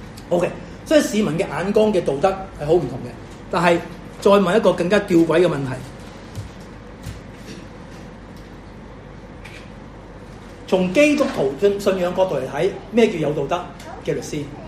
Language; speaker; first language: Cantonese; native; Cantonese